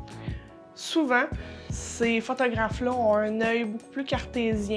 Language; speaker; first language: French; native; French